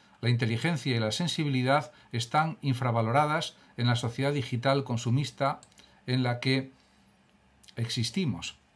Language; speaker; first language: Spanish; native; Spanish